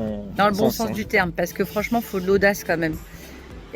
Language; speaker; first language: French; native; French